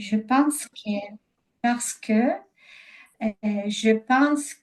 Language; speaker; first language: French; non-native, learner; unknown